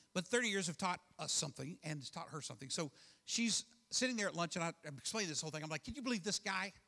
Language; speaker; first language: English; native; English